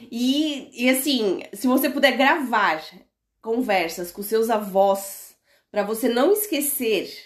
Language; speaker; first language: Portuguese; native; Portuguese